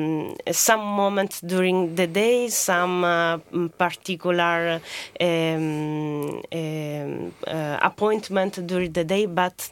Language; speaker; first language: English; non-native, fluent; Italian